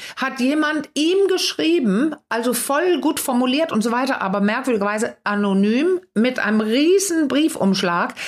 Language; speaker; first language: German; non-native, fluent; Danish